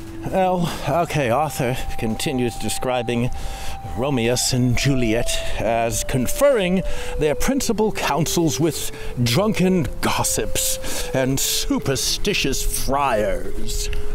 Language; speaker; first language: English; native; English